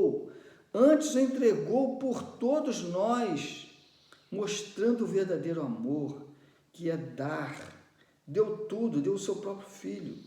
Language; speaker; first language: Portuguese; native; Portuguese